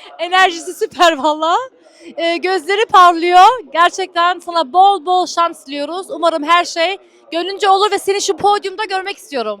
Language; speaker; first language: Turkish; early bilingual, heritage; Turkish